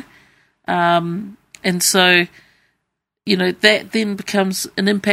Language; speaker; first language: English; native; English